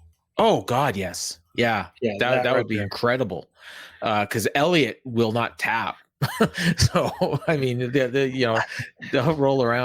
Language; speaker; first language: English; native; English